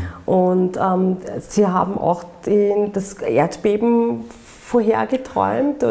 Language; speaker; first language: German; native; German